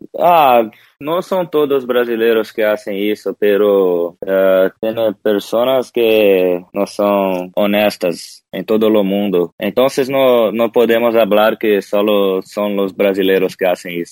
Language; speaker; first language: Spanish; non-native, learner; Portuguese